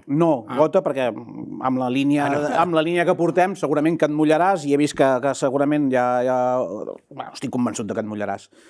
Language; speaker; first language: Catalan; non-native, local second language; Spanish